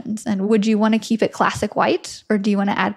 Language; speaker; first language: English; native; English